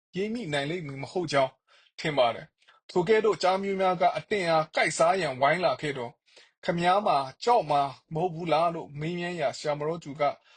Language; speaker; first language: Burmese; non-native, local second language; Kachin